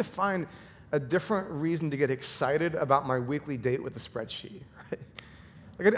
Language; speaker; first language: English; native; English